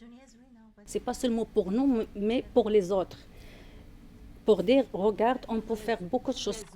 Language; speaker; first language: French; non-native, learner; Arabic